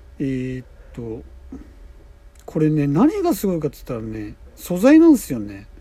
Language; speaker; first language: Japanese; native; Japanese